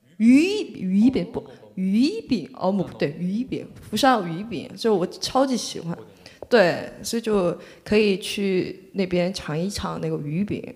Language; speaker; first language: Chinese; non-native, fluent; Korean